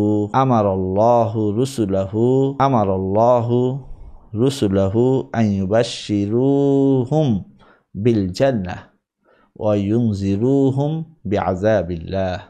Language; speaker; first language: Arabic; non-native, fluent; Bangla